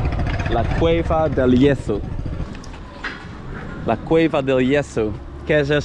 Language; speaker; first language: Spanish; non-native, learner; Dutch